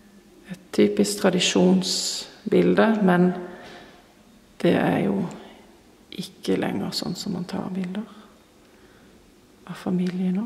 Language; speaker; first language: Norwegian; non-native, fluent; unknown